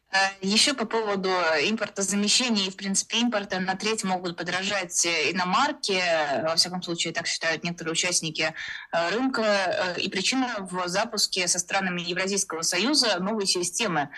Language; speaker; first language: Russian; native; Russian